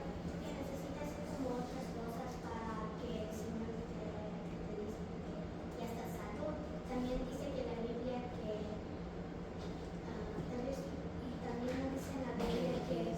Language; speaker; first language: Spanish; early bilingual, heritage; Spanish